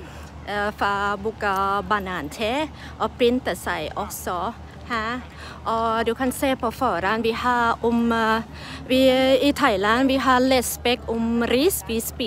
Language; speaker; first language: Norwegian; non-native, learner; Thai